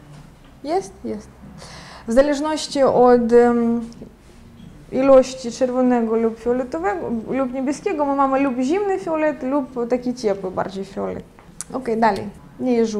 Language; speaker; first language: Polish; non-native, fluent; Ukrainian